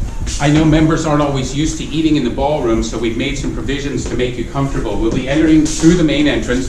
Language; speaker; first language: English; native; English